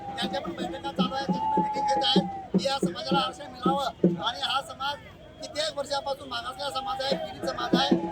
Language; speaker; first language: Marathi; non-native, local second language; Lambadi